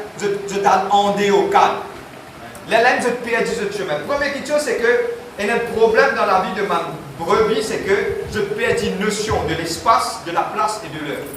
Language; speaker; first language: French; non-native, learner; Morisyen